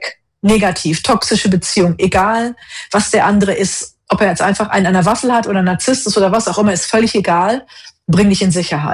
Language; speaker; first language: German; native; German